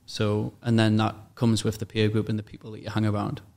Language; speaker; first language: English; native; English